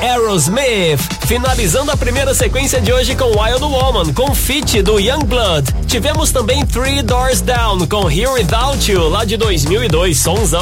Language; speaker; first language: Portuguese; native; Portuguese